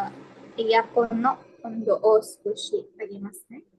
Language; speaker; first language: Japanese; non-native, learner; Filipino